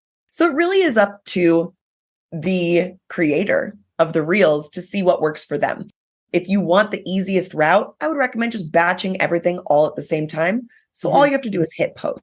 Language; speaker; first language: English; native; English